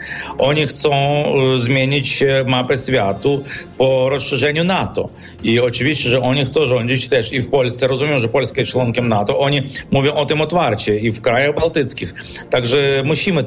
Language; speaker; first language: Polish; non-native, fluent; Ukrainian